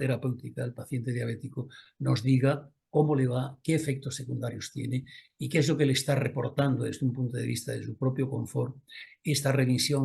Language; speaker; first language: Spanish; native; Spanish